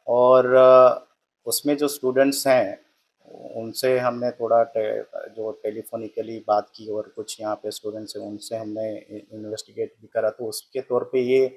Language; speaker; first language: Hindi; non-native, local second language; Gujarati